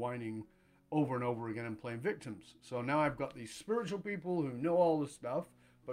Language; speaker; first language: English; native; English